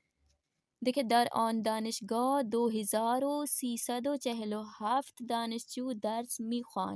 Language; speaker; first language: Persian; non-native, fluent; Urdu